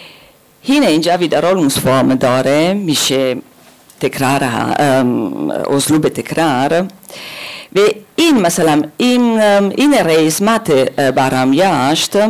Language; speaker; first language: Persian; non-native, learner; German